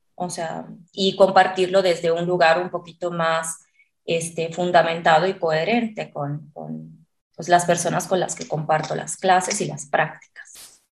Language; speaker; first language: Spanish; non-native, fluent; Italian